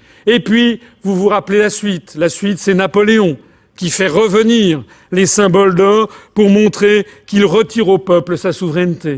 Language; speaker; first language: French; native; French